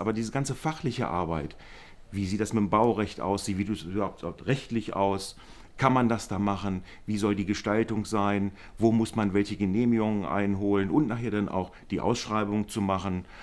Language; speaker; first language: German; native; German